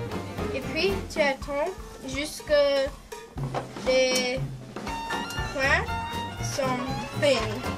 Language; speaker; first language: French; non-native, learner; English